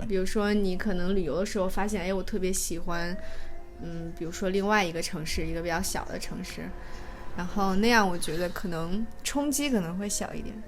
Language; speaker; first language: Chinese; native; Chinese